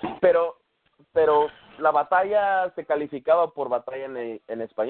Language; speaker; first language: Spanish; early bilingual, heritage; Spanish